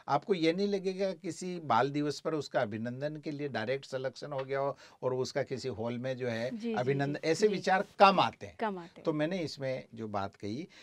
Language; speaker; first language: Hindi; native; Hindi